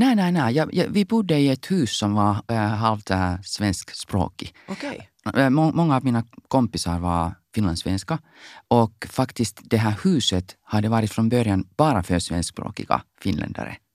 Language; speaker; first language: Swedish; non-native, local second language; Finnish